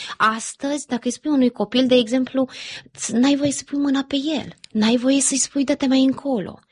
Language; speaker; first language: Romanian; early bilingual, heritage; Romanian